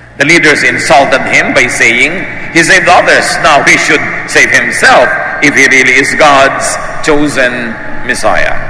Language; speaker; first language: English; non-native, local second language; Filipino